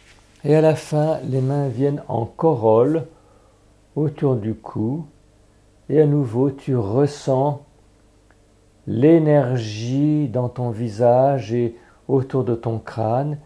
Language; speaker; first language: French; native; French